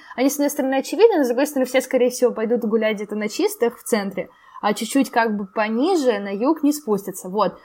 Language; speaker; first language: Russian; native; Russian